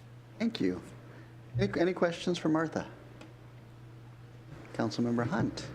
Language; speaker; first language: English; native; English